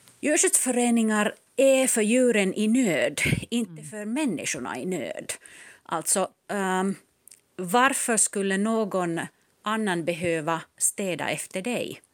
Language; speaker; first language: Swedish; non-native, local second language; Finnish